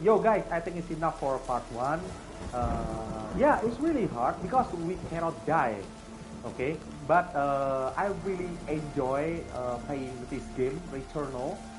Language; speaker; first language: English; non-native, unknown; Indonesian